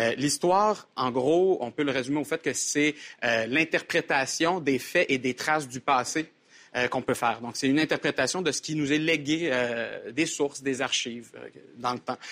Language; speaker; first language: French; native; French